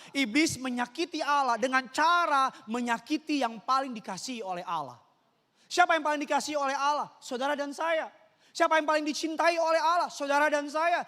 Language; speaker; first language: Indonesian; native; Indonesian